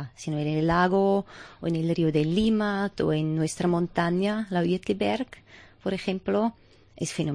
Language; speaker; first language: Spanish; non-native, fluent; German